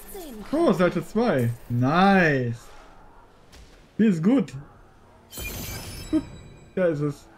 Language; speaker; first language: German; native; German